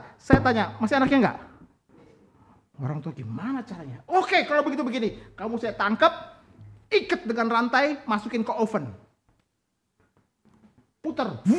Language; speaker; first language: Indonesian; native; Indonesian